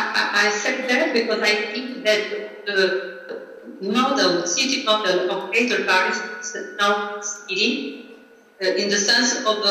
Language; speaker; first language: English; non-native, learner; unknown